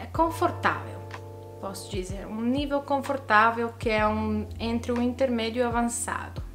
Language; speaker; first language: Portuguese; non-native, fluent; Italian